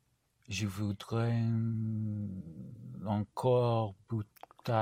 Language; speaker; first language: French; non-native, learner; English